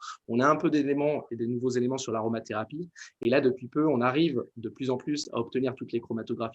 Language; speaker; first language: French; native; French